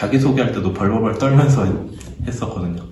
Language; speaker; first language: Korean; native; Korean